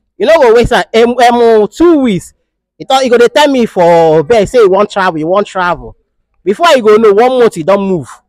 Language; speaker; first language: Nigerian Pidgin; non-native, local second language; Igbo